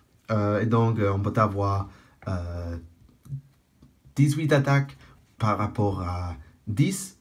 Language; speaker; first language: French; non-native, fluent; English